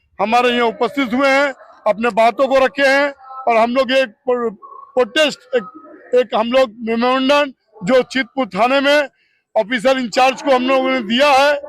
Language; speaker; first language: Urdu; native; Urdu